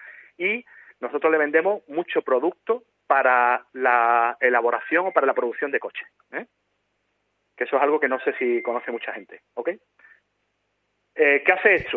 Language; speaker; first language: Spanish; native; Spanish